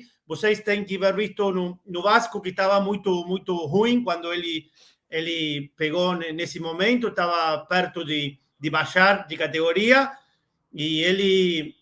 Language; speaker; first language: Portuguese; non-native, learner; Spanish